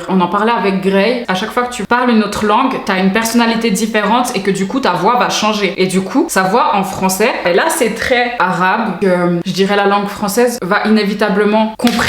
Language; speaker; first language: French; native; French